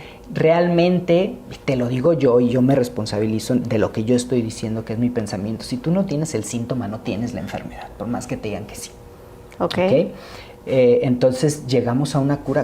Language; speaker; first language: Spanish; native; Spanish